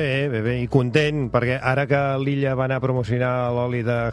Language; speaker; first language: Catalan; native; Catalan